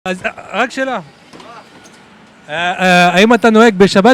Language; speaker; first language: Hebrew; non-native, fluent; French